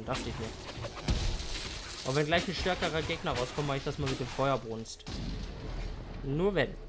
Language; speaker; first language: German; native; German